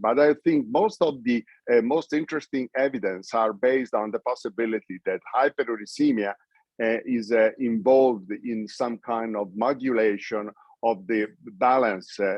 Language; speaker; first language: English; non-native, fluent; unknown